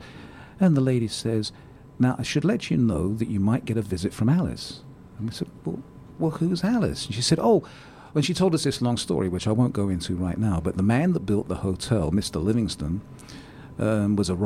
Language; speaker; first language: English; native; English